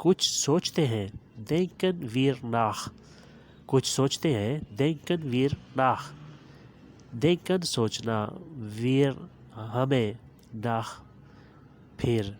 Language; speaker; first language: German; non-native, learner; Urdu